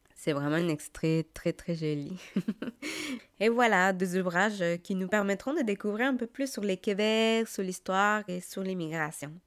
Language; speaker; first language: French; non-native, fluent; Spanish